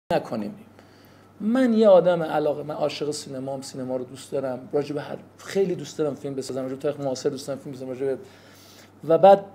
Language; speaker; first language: Persian; native; Persian